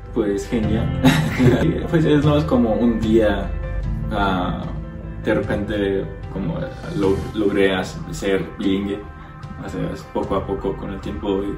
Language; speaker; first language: Spanish; non-native, fluent; English